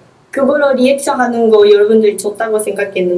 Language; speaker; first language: Korean; non-native, fluent; Japanese